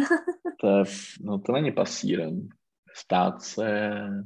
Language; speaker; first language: German; non-native, learner; Czech